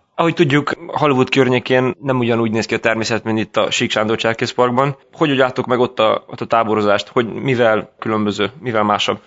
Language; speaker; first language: Hungarian; early bilingual, heritage; Hungarian